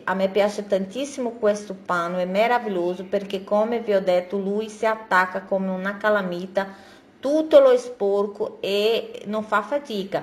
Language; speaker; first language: Italian; non-native, fluent; Portuguese